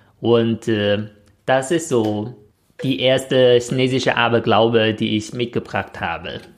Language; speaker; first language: German; non-native, fluent; Chinese